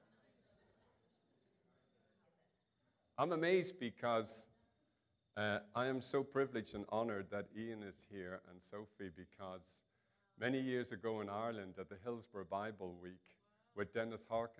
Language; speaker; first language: English; native; English